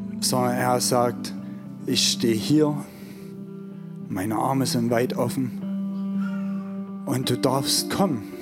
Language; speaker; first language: German; native; German